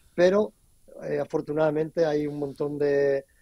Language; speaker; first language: Spanish; native; Spanish